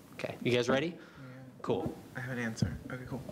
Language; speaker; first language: English; native; English